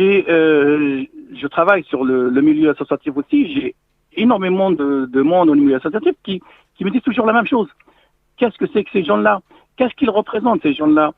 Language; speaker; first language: French; non-native, local second language; Arabic